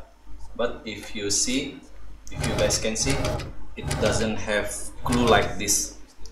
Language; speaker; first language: English; non-native, learner; Indonesian